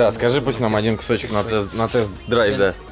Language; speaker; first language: Russian; native; Russian